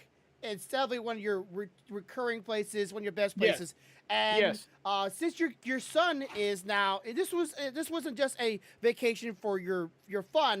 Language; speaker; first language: English; native; English